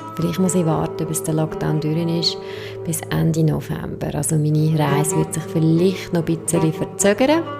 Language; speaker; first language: German; native; German